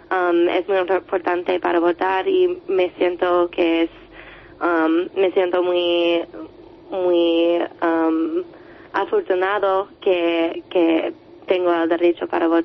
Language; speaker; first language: Spanish; non-native, learner; English